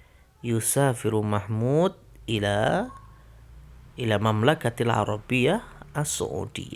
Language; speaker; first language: Arabic; non-native, fluent; Indonesian